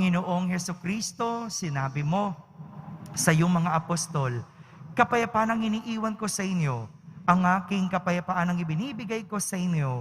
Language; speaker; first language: Filipino; native; Filipino